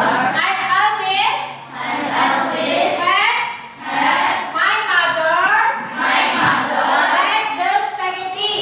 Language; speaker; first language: English; non-native, learner; Indonesian